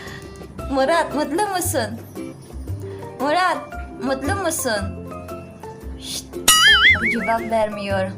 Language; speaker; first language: Turkish; non-native, learner; Filipino